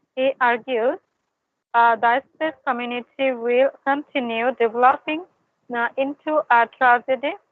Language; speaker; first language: English; non-native, local second language; Bangla